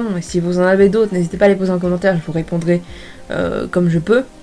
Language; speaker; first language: French; native; French